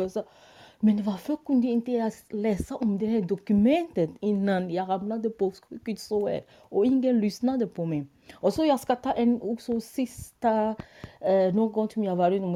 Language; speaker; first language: Swedish; non-native, fluent; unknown